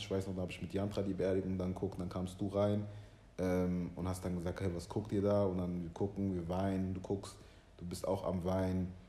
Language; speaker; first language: German; early bilingual, other home language; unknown